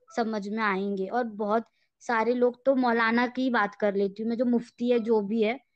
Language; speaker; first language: Hindi; native; Hindi